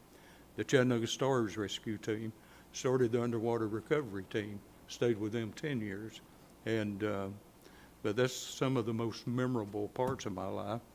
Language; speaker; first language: English; native; English